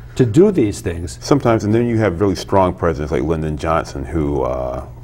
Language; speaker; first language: English; native; English